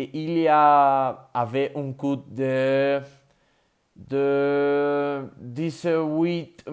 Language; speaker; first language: French; non-native, learner; Spanish